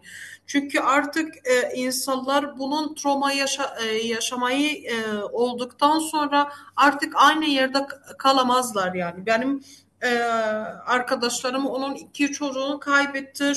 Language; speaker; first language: Turkish; non-native, fluent; Arabic